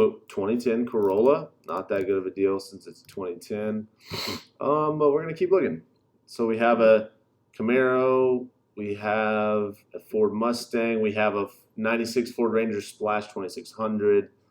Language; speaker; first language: English; native; English